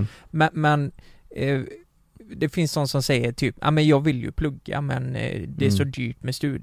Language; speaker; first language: Swedish; native; Swedish